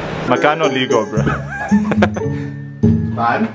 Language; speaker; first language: Filipino; non-native, learner; Arabic